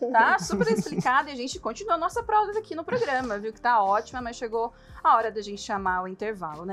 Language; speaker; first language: Portuguese; native; Portuguese